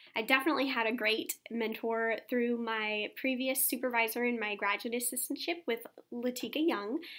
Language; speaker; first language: English; native; English